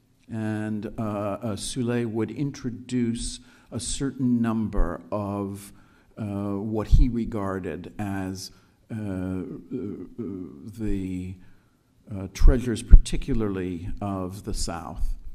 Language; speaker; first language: English; native; English